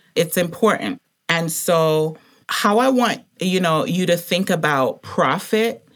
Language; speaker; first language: English; native; English